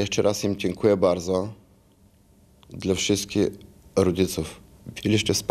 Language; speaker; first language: Polish; non-native, fluent; Bulgarian